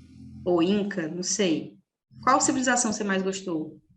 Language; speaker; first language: Portuguese; native; Portuguese